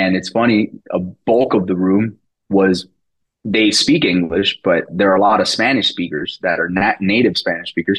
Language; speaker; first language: English; early bilingual, other home language; Spanish